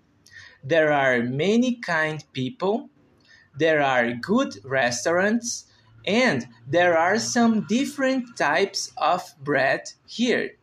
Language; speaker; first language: English; non-native, learner; Portuguese